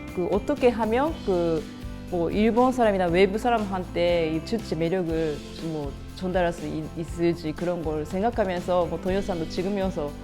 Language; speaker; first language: Korean; non-native, fluent; Japanese